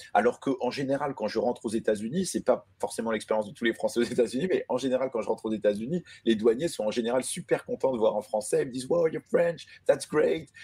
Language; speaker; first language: French; early bilingual, other home language; Arabic